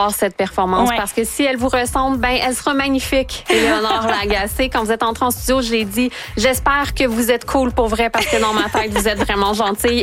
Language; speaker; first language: French; native; French